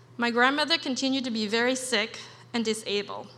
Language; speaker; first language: English; early bilingual, other home language; Khmer